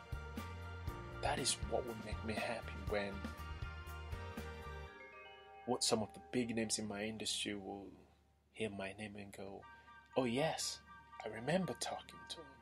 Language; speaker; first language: English; non-native, local second language; Krio